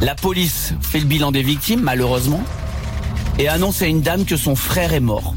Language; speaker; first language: French; native; French